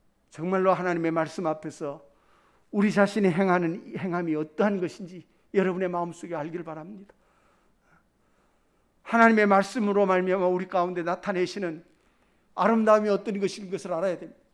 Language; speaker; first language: Korean; native; Korean